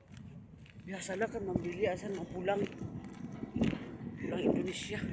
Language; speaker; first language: Indonesian; non-native, learner; Filipino